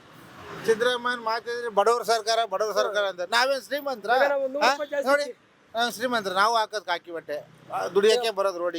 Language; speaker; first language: Kannada; native; Kannada